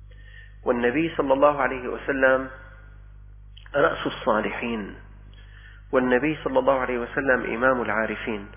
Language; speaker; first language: Arabic; native; Arabic